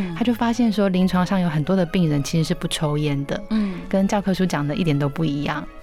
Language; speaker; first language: Chinese; native; Chinese